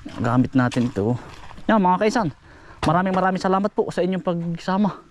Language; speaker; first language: Filipino; native; Filipino